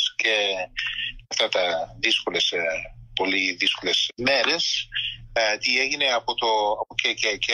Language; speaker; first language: Greek; early bilingual, heritage; Greek